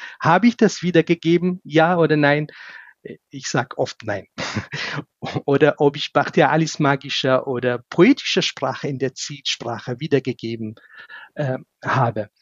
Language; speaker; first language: German; non-native, fluent; Kurdish